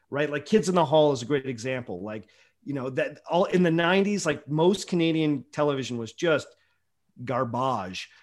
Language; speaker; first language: English; native; English